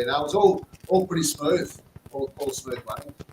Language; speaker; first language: English; native; English